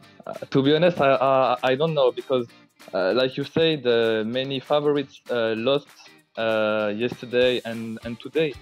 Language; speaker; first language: English; non-native, fluent; French